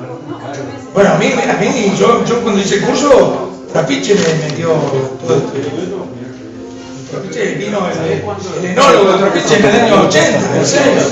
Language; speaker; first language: Spanish; native; Spanish